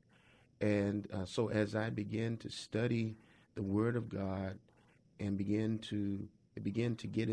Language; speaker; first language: English; native; English